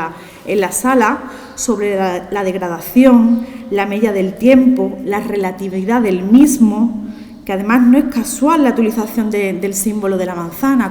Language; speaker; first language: Spanish; native; Spanish